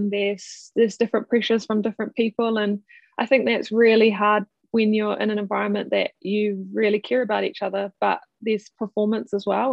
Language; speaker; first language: English; native; English